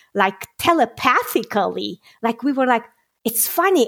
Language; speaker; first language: English; non-native, fluent; Romanian